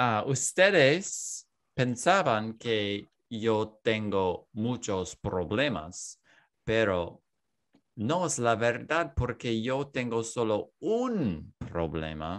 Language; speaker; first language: Spanish; non-native, learner; English